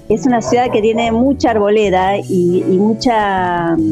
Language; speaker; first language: Spanish; native; Spanish